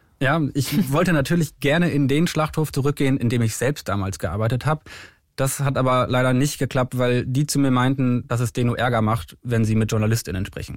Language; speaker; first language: German; native; German